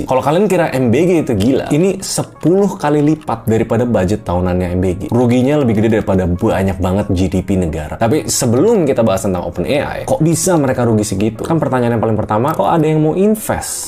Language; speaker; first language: Indonesian; native; Indonesian